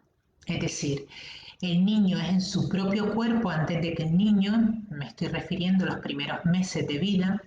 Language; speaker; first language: Spanish; native; Spanish